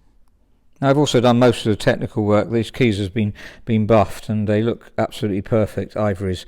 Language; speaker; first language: English; native; English